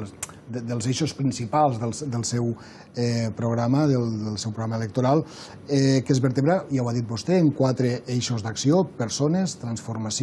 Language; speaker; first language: Catalan; native; Catalan